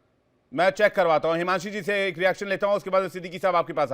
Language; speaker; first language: Hindi; native; Hindi